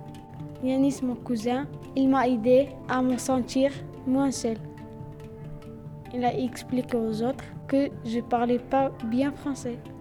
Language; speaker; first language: French; non-native, learner; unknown